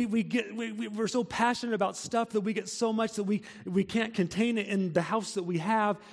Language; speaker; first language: English; native; English